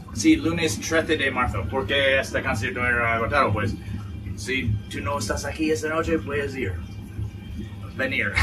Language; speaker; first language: Spanish; non-native, learner; English